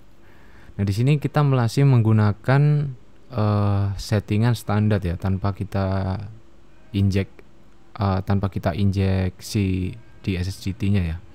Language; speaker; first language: Indonesian; native; Indonesian